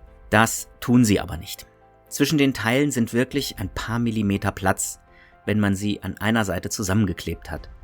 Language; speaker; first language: German; native; German